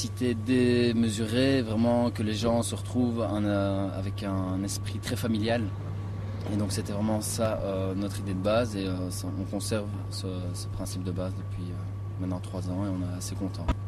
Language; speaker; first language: French; native; French